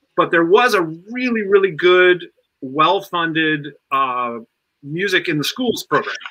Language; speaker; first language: English; native; English